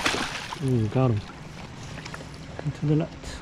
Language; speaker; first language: English; native; English